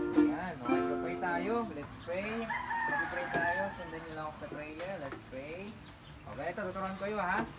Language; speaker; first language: Filipino; non-native, local second language; Iloko